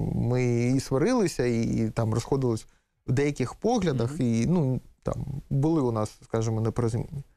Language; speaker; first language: Ukrainian; native; Ukrainian